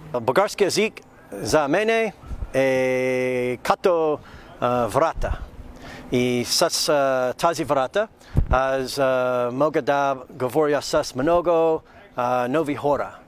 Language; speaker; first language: Bulgarian; non-native, learner; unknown